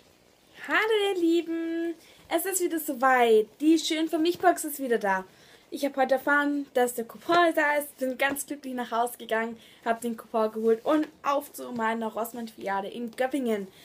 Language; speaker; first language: German; native; German